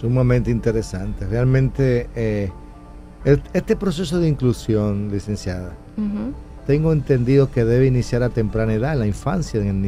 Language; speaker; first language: Spanish; native; Spanish